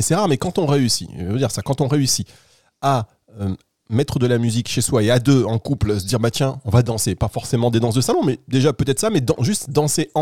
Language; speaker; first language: French; native; French